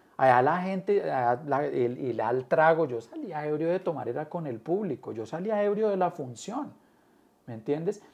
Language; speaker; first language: Spanish; native; Spanish